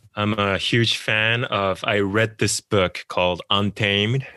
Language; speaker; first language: English; non-native, fluent; Japanese